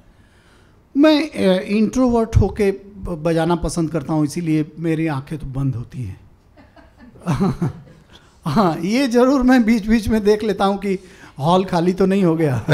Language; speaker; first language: Hindi; native; Hindi